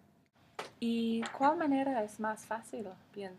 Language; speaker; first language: Spanish; non-native, learner; English